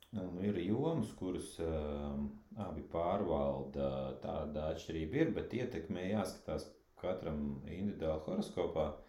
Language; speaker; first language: Latvian; non-native, local second language; Russian